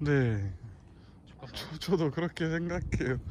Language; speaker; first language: Korean; non-native, learner; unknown